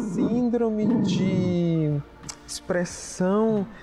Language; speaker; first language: Portuguese; native; Portuguese